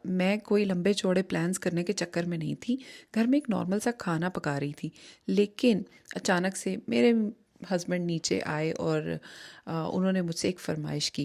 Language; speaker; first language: Urdu; native; Urdu